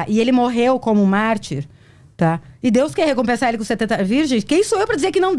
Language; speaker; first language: Portuguese; native; Portuguese